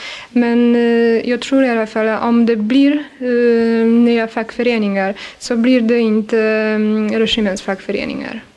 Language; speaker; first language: Swedish; non-native, fluent; Polish